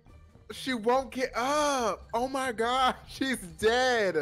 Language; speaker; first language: English; native; English